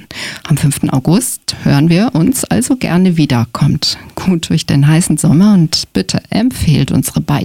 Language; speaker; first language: German; native; German